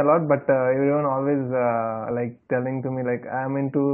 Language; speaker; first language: English; non-native, local second language; Telugu